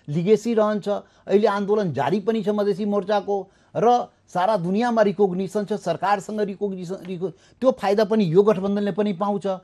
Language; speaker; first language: Nepali; non-native, local second language; Maithili